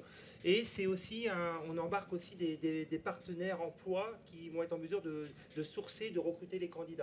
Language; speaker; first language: French; native; French